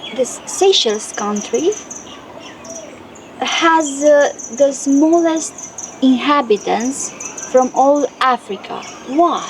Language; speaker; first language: English; non-native, learner; Romanian